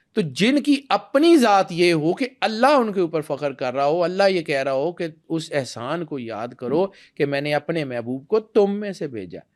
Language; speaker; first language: Urdu; non-native, local second language; Punjabi